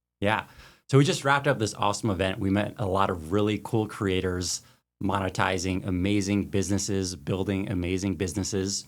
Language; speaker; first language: English; native; English